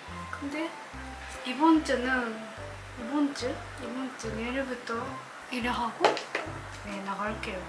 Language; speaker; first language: Korean; non-native, learner; Japanese